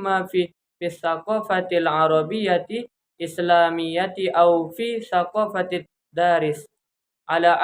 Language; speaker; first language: Arabic; non-native, learner; Indonesian